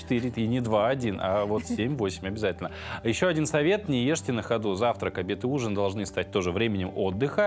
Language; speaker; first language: Russian; native; Russian